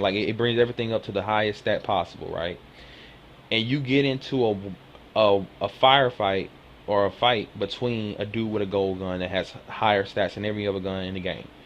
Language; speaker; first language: English; native; English